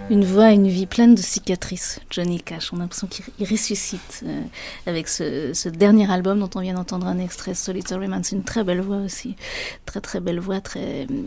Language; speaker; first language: French; native; French